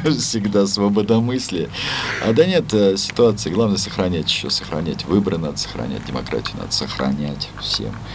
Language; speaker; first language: Russian; native; Russian